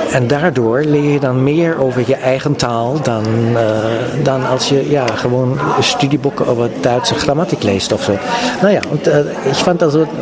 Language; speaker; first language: German; native; German